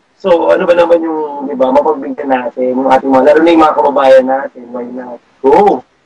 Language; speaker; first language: Filipino; native; Filipino